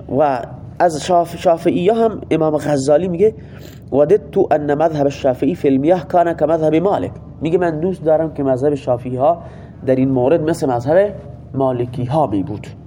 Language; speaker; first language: Persian; non-native, local second language; Baluchi